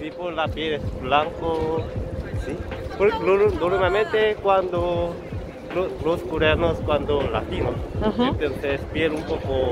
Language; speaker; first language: Spanish; non-native, learner; Korean